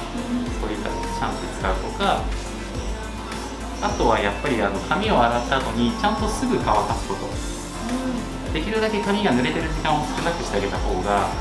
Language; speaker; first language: Japanese; native; Japanese